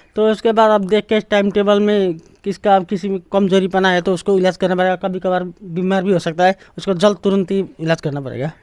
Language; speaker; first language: Hindi; non-native, local second language; Nepali